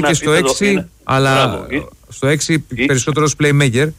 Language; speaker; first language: Greek; native; Greek